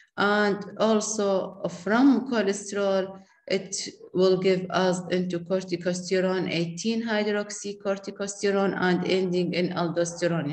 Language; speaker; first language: English; non-native, fluent; Arabic